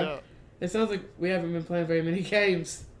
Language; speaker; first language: English; native; English